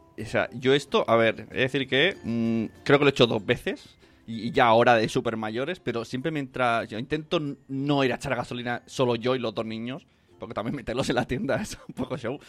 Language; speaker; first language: Spanish; native; Spanish